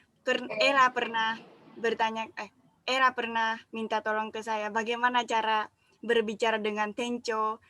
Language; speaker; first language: Indonesian; non-native, fluent; Japanese